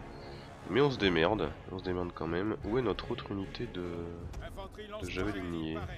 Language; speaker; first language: French; native; French